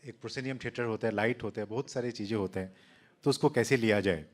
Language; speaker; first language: Hindi; non-native, local second language; Assamese